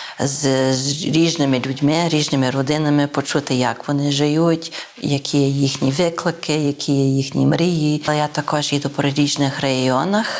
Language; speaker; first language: Ukrainian; early bilingual, heritage; Ukrainian